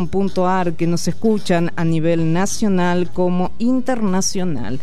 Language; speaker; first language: Spanish; native; Spanish